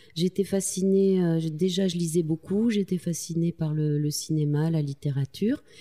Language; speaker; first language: French; native; French